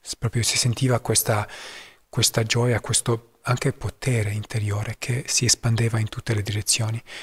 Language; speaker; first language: Italian; non-native, fluent; English